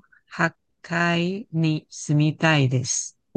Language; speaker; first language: Japanese; non-native, learner; Chinese